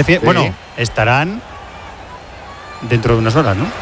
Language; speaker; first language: Spanish; native; Spanish